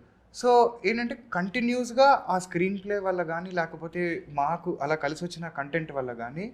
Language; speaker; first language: Telugu; native; Telugu